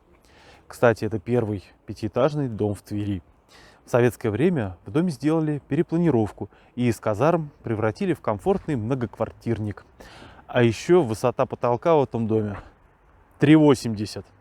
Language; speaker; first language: Russian; native; Russian